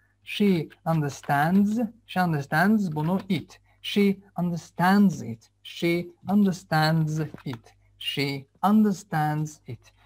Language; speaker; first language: English; non-native, fluent; Azerbaijani